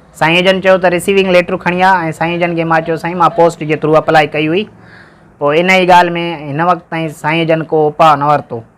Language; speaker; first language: Sindhi; native; Sindhi